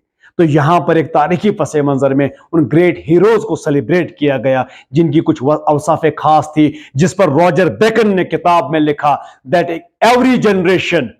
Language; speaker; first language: Urdu; native; Urdu